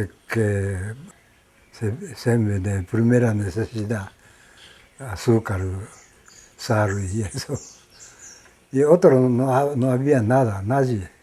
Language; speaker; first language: Spanish; non-native, learner; Japanese